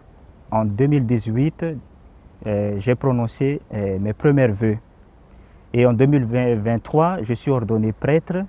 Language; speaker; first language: French; non-native, local second language; Malagasy